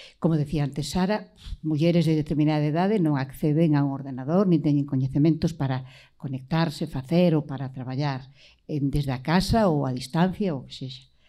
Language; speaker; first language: Galician; native; Galician